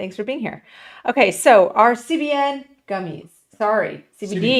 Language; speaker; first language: English; native; English